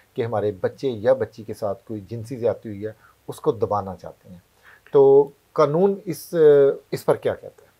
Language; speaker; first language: Urdu; non-native, local second language; Punjabi